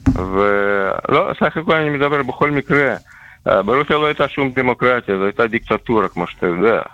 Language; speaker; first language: Hebrew; non-native, fluent; Russian